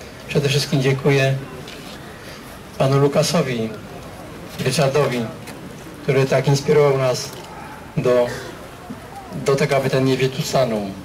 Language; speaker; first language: Polish; native; Polish